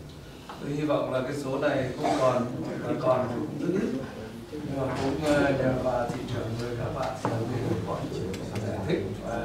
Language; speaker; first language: Vietnamese; native; Vietnamese